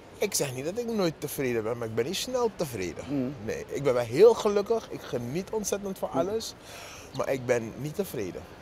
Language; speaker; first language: Dutch; native; Dutch